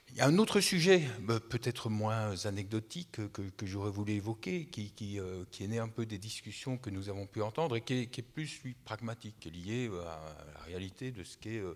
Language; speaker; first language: French; native; French